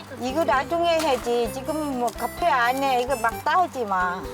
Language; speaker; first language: Korean; non-native, learner; Vietnamese